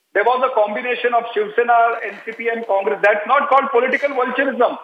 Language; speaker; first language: English; non-native, local second language; Hindi